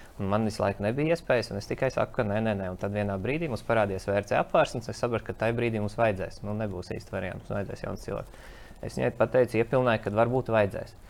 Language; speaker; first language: Latvian; native; Latvian